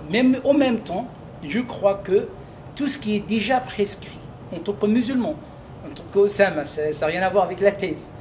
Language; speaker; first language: French; non-native, fluent; Arabic